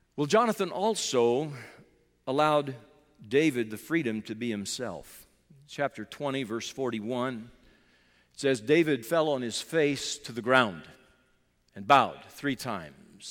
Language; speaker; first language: English; native; English